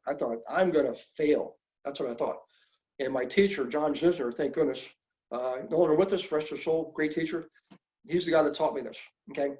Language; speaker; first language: English; native; English